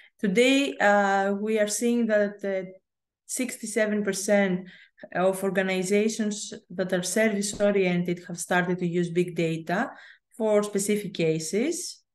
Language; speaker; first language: English; non-native, fluent; Greek